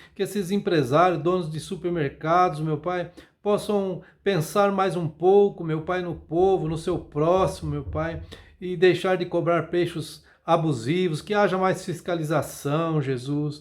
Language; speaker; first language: Portuguese; native; Portuguese